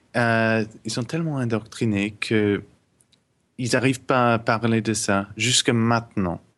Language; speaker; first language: French; non-native, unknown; English